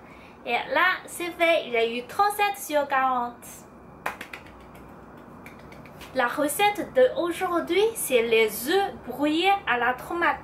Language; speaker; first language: French; non-native, fluent; Chinese